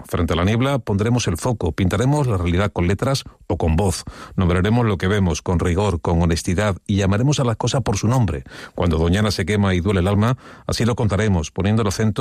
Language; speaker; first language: Spanish; native; Spanish